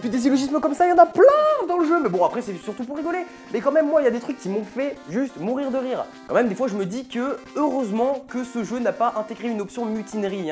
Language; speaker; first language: French; native; French